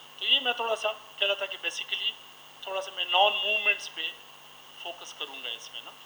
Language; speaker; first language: Urdu; non-native, local second language; Pashto